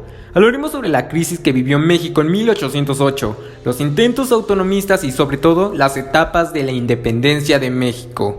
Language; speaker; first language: Spanish; native; Spanish